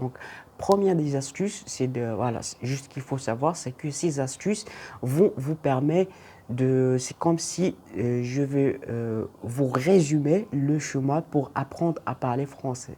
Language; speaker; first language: French; non-native, local second language; Arabic